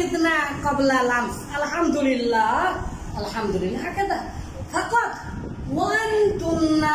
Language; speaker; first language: Arabic; non-native, fluent; Bangla